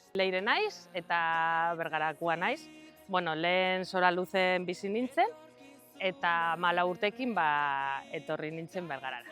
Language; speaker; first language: Basque; non-native, local second language; Spanish